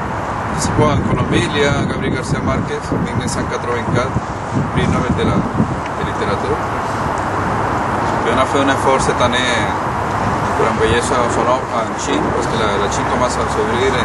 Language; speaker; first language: French; non-native, learner; Spanish